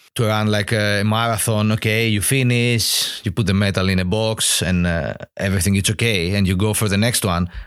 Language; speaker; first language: English; non-native, learner; Greek